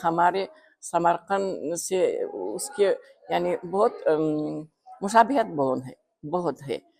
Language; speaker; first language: Hindi; non-native, fluent; Uzbek